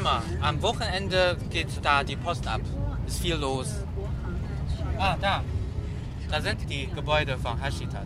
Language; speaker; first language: German; non-native, fluent; Chinese